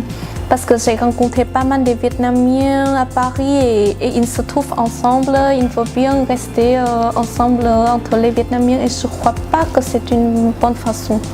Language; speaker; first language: French; non-native, fluent; Vietnamese